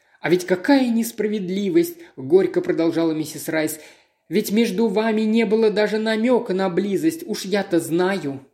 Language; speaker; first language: Russian; native; Russian